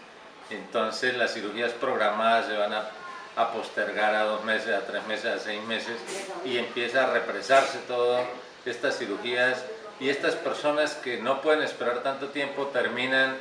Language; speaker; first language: Spanish; native; Spanish